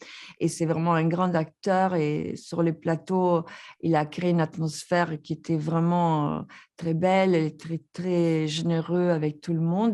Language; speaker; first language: French; non-native, fluent; Italian